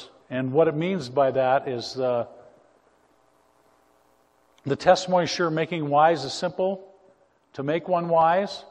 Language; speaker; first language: English; native; English